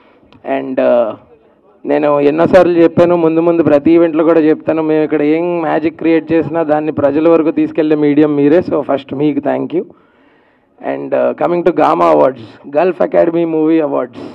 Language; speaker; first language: Telugu; native; Telugu